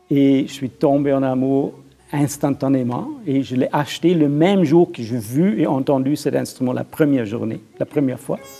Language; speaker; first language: French; non-native, fluent; German